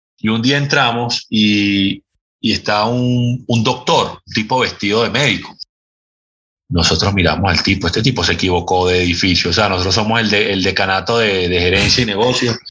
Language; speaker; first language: Spanish; native; Spanish